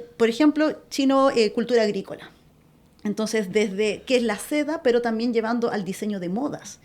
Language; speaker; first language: Spanish; native; Spanish